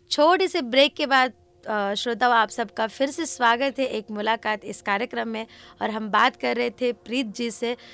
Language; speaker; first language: Hindi; non-native, local second language; Marathi